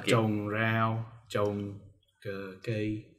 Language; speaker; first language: Vietnamese; non-native, learner; English